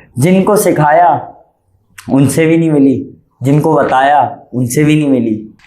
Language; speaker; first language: Urdu; native; Urdu